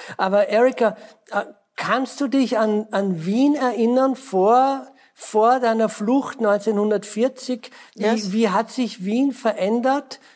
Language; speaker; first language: German; native; German